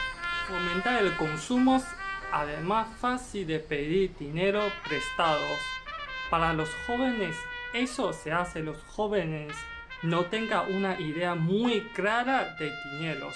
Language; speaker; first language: Spanish; non-native, learner; Chinese